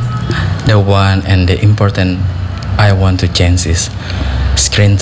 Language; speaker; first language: English; non-native, learner; Indonesian